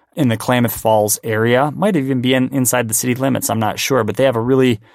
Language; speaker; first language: English; native; English